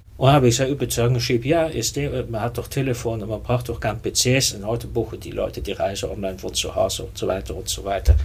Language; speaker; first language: German; non-native, fluent; Dutch